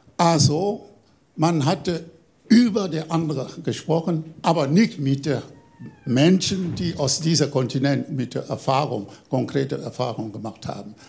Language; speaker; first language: German; non-native, fluent; French